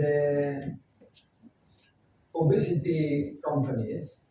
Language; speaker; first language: English; non-native, fluent; Spanish